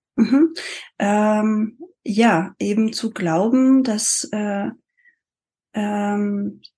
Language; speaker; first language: German; non-native, fluent; French